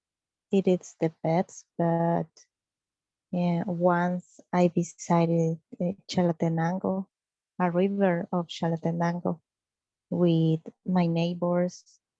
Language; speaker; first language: English; non-native, learner; Spanish